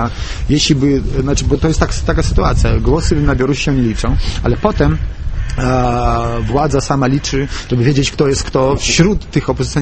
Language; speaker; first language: Polish; non-native, fluent; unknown